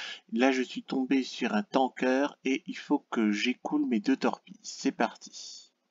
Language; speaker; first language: French; native; French